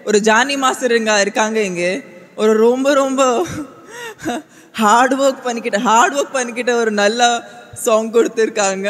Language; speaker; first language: Tamil; non-native, fluent; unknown